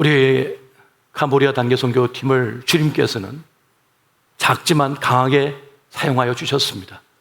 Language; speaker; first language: Korean; native; Korean